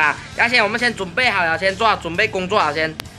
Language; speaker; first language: Chinese; native; Chinese